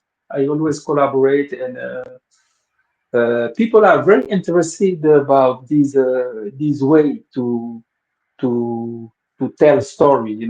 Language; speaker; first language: English; non-native, fluent; Wolof